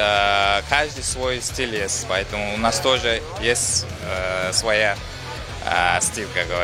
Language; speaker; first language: Russian; non-native, local second language; Uzbek